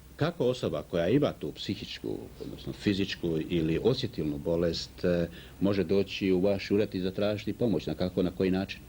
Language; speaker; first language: Croatian; native; Croatian